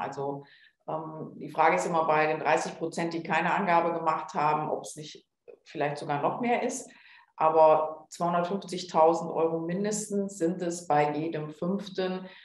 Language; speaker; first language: German; native; German